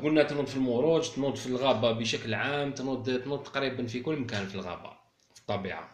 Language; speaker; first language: Arabic; native; Arabic